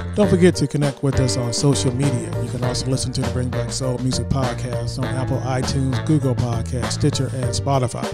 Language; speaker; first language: English; native; English